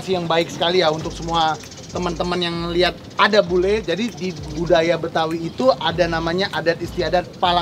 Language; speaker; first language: Indonesian; native; Indonesian